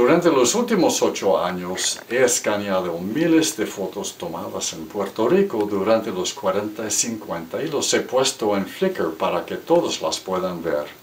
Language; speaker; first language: Spanish; non-native, local second language; English